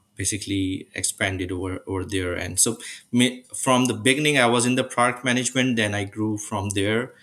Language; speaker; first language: English; non-native, local second language; Urdu